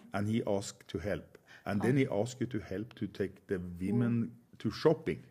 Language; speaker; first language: English; non-native, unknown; Norwegian